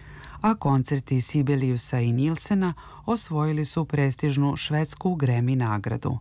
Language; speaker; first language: Serbian; native; Serbian